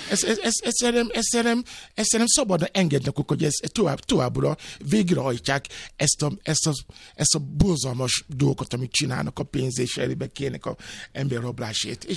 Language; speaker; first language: Hungarian; non-native, fluent; Yoruba